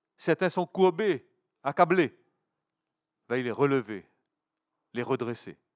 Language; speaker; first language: French; native; French